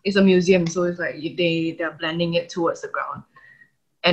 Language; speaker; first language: English; non-native, local second language; Chinese